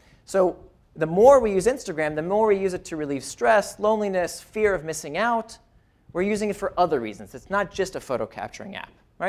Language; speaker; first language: English; native; English